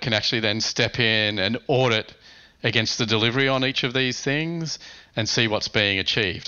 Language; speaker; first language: English; native; English